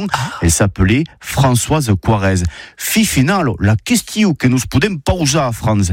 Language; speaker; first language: French; native; French